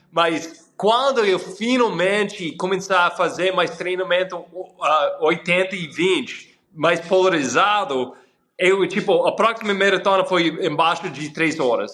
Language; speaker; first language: Portuguese; non-native, fluent; English